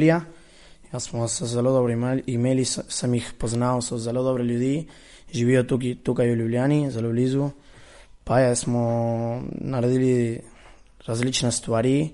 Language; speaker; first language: Slovenian; early bilingual, heritage; Spanish